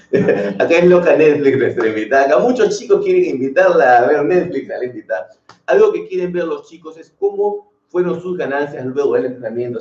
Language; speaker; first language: Spanish; native; Spanish